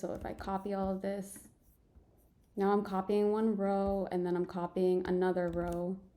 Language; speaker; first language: English; native; English